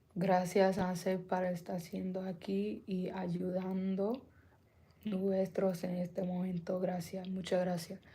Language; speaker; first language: Spanish; early bilingual, other home language; English